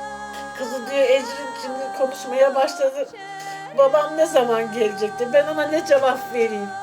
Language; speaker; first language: Turkish; native; Turkish